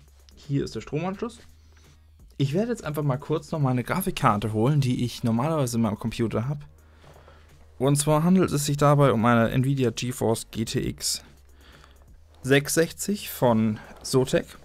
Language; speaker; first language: German; native; German